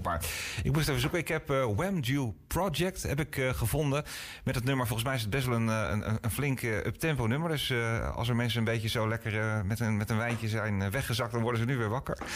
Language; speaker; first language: Dutch; native; Dutch